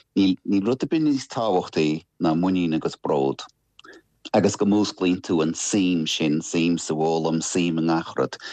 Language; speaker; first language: Irish; non-native, local second language; English